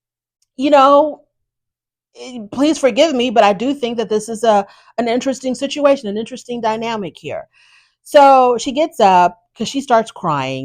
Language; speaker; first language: English; native; English